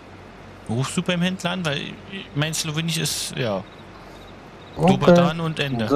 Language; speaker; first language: German; native; German